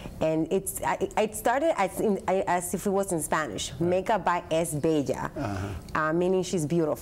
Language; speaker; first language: English; early bilingual, other home language; Spanish